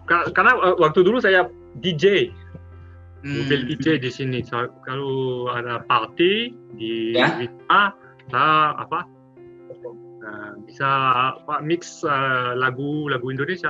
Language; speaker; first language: Indonesian; non-native, learner; French